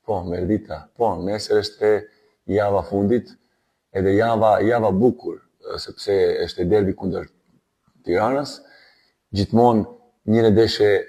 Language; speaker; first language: Albanian; non-native, learner; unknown